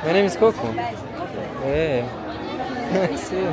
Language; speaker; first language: English; non-native, learner; French